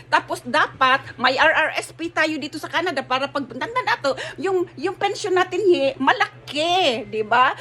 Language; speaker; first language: Filipino; non-native, local second language; Cebuano